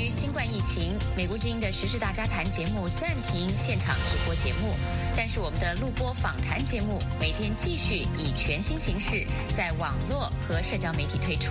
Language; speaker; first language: Chinese; native; Chinese